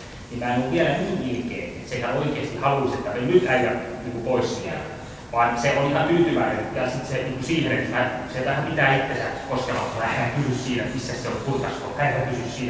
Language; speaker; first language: Finnish; native; Finnish